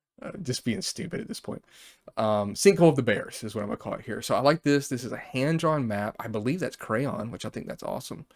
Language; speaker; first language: English; native; English